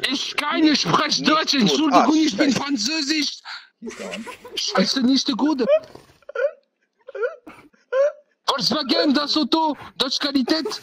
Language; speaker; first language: German; non-native, learner; French